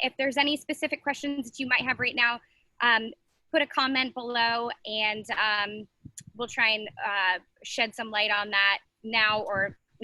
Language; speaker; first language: English; native; English